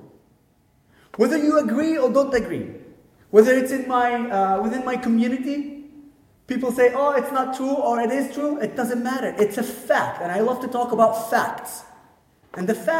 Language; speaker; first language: English; non-native, fluent; Arabic